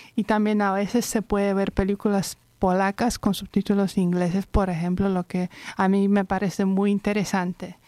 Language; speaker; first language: Spanish; non-native, fluent; Polish